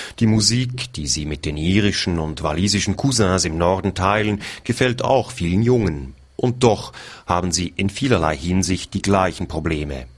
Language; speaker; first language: German; native; German